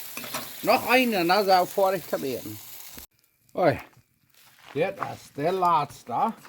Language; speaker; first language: German; non-native, learner; Plautdietsch